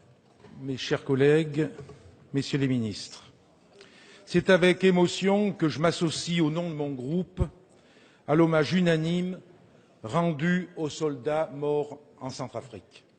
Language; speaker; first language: French; native; French